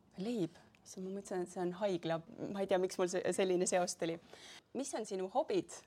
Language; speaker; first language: Estonian; native; Estonian